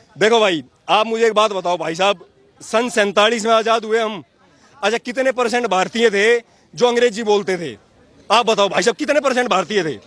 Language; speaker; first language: Hindi; native; Hindi